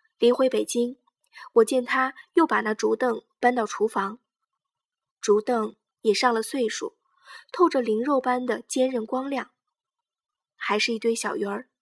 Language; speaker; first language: Chinese; native; Chinese